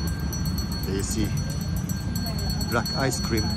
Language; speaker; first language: English; non-native, learner; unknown